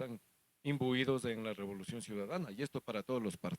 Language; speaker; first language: Spanish; native; Spanish